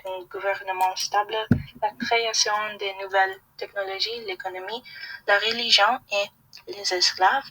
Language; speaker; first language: French; non-native, learner; English